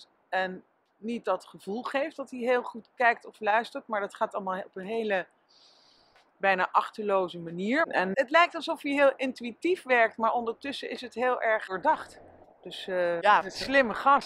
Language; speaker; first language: Dutch; native; Dutch